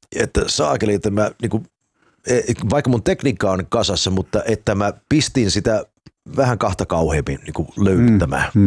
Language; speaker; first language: Finnish; early bilingual, heritage; Finnish